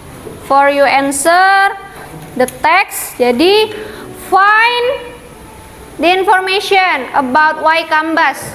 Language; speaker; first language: English; non-native, learner; Indonesian